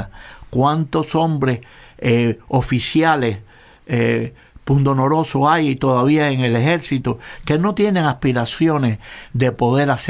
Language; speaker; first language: Spanish; native; Spanish